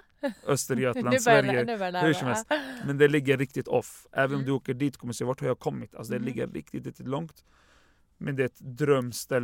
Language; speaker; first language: Swedish; non-native, fluent; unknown